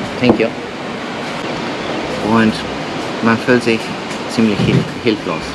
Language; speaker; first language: German; non-native, fluent; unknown